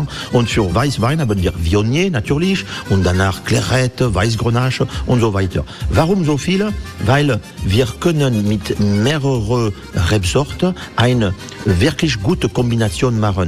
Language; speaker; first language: German; non-native, learner; French